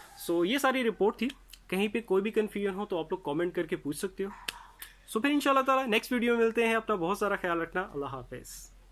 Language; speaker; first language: Hindi; native; Hindi